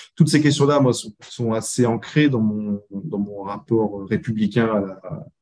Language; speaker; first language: French; native; French